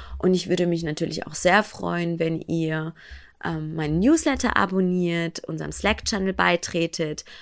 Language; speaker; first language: German; early bilingual, other home language; Persian